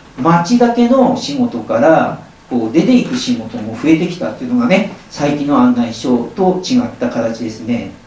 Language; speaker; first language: Japanese; native; Japanese